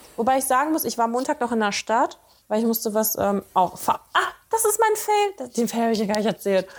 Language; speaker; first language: German; early bilingual, other home language; Russian